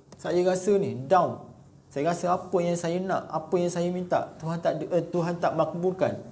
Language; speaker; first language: Malay; native; Malay